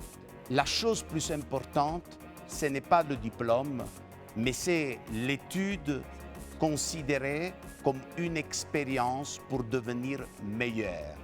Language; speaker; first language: French; non-native, fluent; Italian